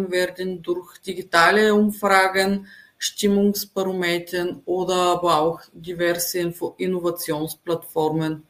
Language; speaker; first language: German; non-native, fluent; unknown